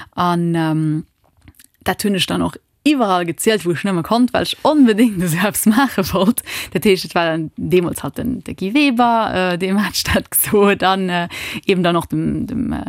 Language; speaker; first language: Luxembourgish; early bilingual, other home language; Italian